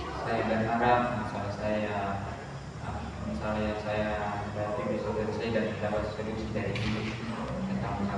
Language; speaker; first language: Indonesian; non-native, local second language; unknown